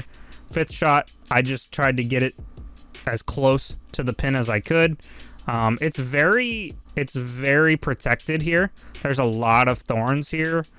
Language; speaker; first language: English; native; English